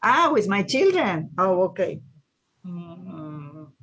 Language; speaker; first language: English; non-native, learner; Spanish